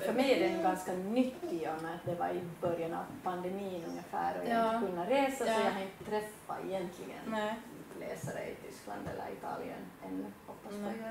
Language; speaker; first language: Swedish; native; Swedish